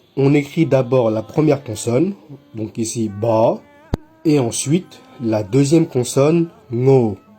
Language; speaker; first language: French; native; French